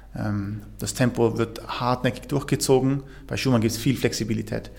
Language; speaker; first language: German; native; German